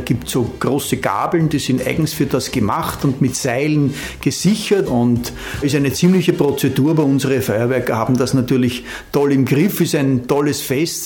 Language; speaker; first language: German; native; German